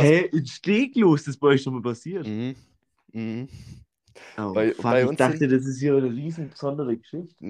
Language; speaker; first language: German; native; German